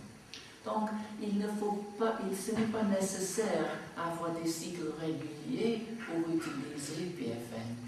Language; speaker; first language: French; non-native, fluent; English